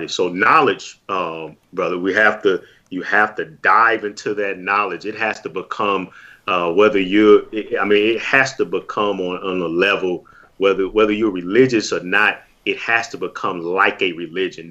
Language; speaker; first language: English; native; English